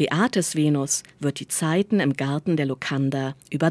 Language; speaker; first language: German; native; German